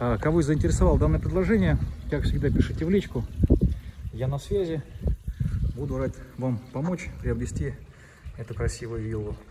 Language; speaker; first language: Russian; native; Russian